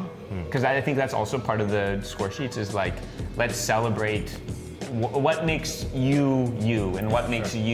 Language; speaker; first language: English; native; English